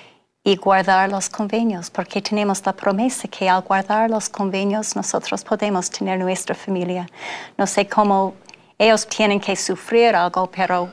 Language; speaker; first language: Spanish; non-native, fluent; English